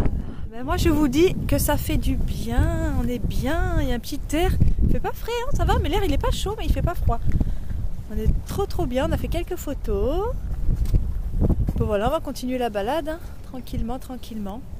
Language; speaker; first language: French; native; French